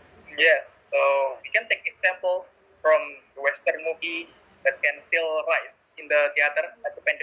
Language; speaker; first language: English; non-native, learner; Indonesian